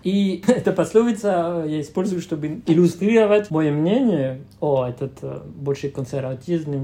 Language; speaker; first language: Russian; non-native, fluent; French